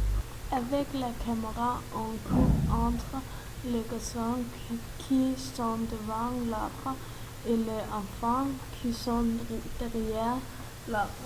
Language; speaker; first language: French; non-native, learner; German